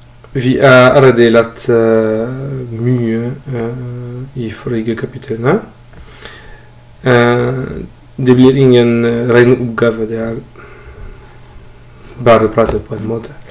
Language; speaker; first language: Norwegian; non-native, fluent; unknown